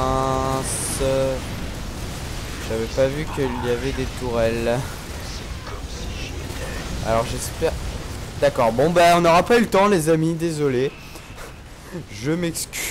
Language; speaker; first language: French; native; French